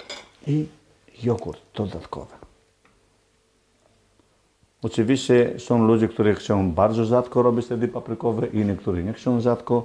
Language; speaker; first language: Polish; non-native, fluent; Greek